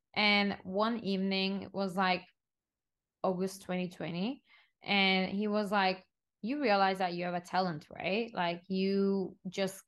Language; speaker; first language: English; non-native, fluent; Turkish